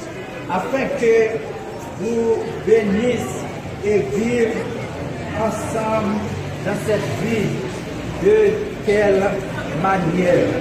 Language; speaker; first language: French; non-native, local second language; Haitian Creole